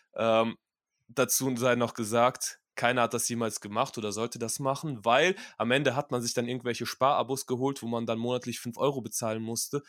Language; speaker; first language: German; early bilingual, other home language; Russian